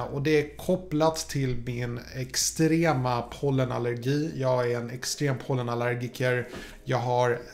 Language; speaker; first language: Swedish; early bilingual, other home language; Polish